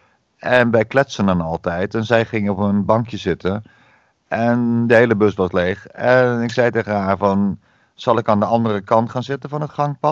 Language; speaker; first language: Dutch; native; Dutch